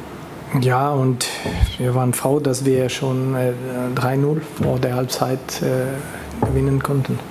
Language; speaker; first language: German; non-native, local second language; French